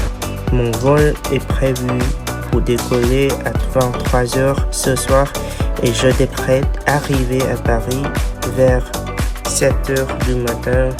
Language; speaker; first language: French; non-native, fluent; Vietnamese